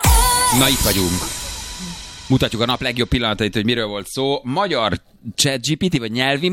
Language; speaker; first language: Hungarian; native; Hungarian